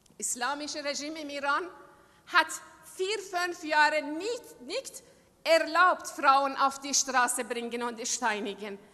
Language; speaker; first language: German; non-native, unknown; Persian